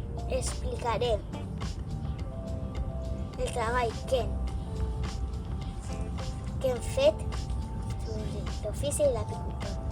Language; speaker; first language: Catalan; non-native, local second language; Spanish